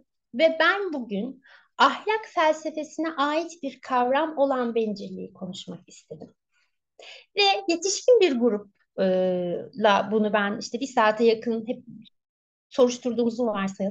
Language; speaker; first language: Turkish; native; Turkish